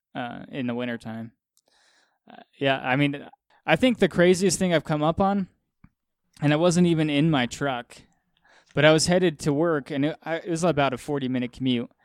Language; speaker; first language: English; native; English